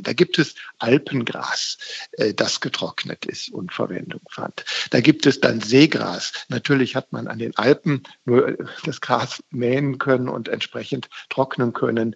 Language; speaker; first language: German; native; German